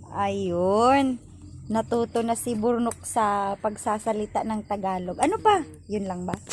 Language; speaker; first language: Filipino; non-native, local second language; Cebuano